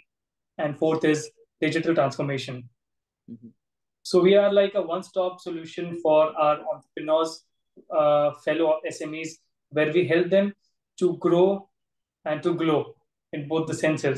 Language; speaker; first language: English; non-native, local second language; Gujarati